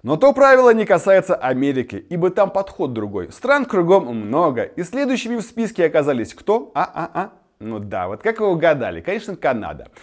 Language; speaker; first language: Russian; native; Russian